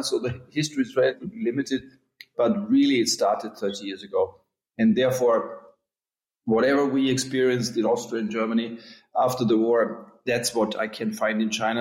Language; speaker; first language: English; non-native, fluent; German